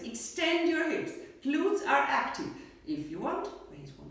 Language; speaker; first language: English; non-native, fluent; German